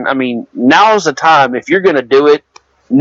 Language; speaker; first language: English; native; English